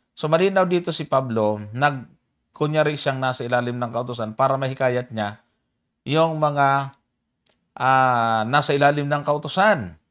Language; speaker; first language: Filipino; native; Filipino